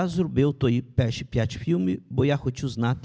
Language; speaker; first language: Ukrainian; early bilingual, heritage; Portuguese